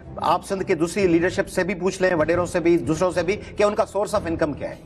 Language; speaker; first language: Urdu; non-native, local second language; Sindhi